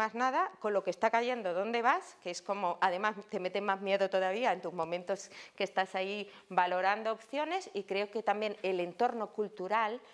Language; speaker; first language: Spanish; native; Spanish